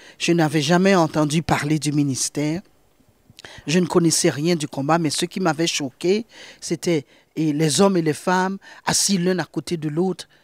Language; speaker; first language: French; non-native, local second language; Haitian Creole